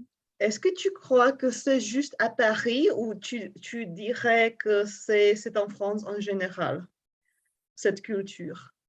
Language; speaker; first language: French; non-native, fluent; Czech